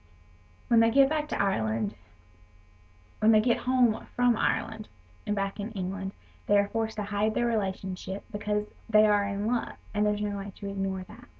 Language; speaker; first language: English; native; English